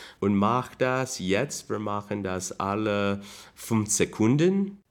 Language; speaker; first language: German; non-native, learner; English